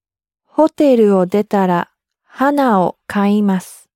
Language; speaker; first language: Japanese; non-native, learner; English